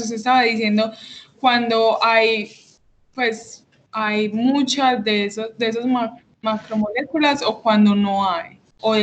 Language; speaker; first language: Spanish; native; Spanish